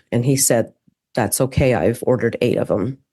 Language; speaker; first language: English; native; English